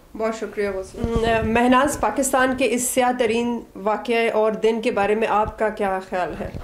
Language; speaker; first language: Urdu; native; Urdu